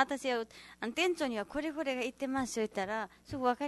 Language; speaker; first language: Japanese; non-native, learner; Nepali